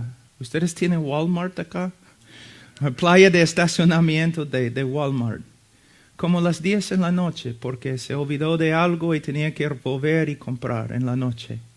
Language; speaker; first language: Spanish; non-native, fluent; English